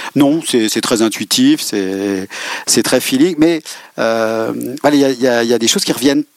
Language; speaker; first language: French; native; French